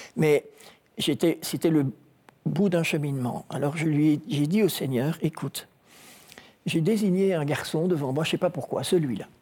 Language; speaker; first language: French; native; French